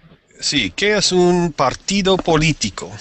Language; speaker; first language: Spanish; non-native, fluent; English